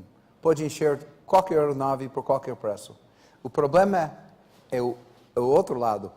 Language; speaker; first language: Portuguese; non-native, fluent; English